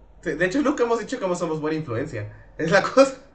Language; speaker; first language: Spanish; native; Spanish